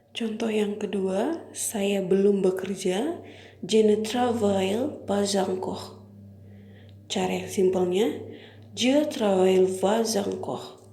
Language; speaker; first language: Indonesian; native; Indonesian